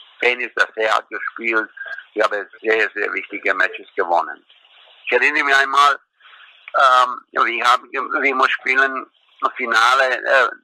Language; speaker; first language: German; non-native, learner; Croatian